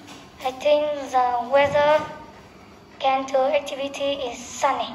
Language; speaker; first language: English; non-native, learner; Vietnamese